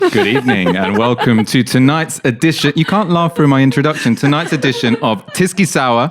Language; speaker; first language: English; native; English